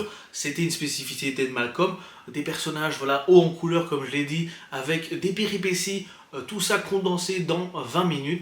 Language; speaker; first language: French; native; French